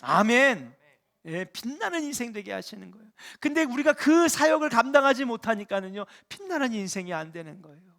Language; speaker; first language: Korean; native; Korean